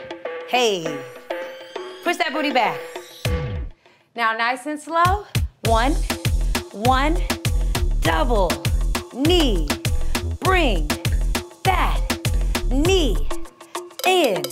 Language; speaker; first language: English; native; English